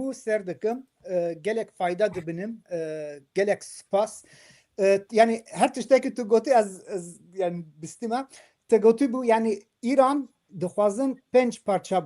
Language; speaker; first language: Kurdish; non-native, local second language; Turkish